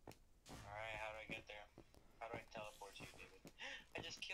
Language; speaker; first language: English; native; English